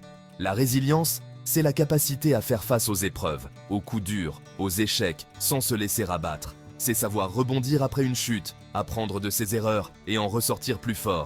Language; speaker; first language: French; native; French